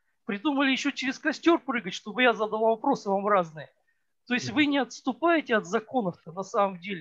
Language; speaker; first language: Russian; native; Russian